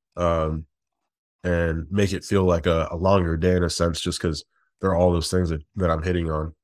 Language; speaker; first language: English; native; English